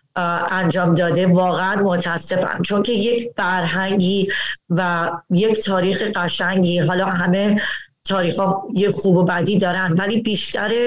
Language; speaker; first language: Persian; early bilingual, heritage; Persian